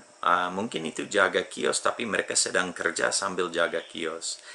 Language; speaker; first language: Indonesian; non-native, fluent; English